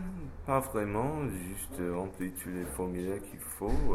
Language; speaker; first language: French; non-native, fluent; English